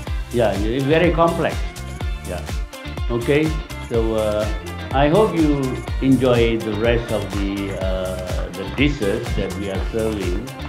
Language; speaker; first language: English; non-native, fluent; Indonesian